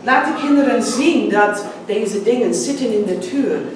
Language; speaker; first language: Dutch; non-native, learner; English